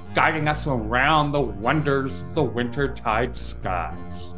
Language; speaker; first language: English; native; English